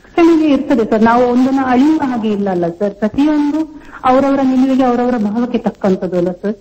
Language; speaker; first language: Kannada; native; Kannada